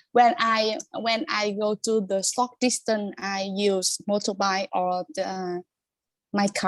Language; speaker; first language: English; non-native, learner; Vietnamese